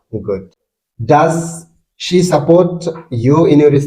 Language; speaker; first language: English; non-native, fluent; Bangla